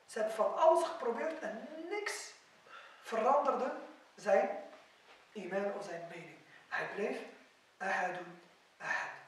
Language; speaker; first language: Dutch; non-native, fluent; Arabic